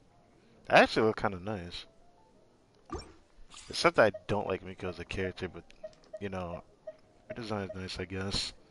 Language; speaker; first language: English; native; English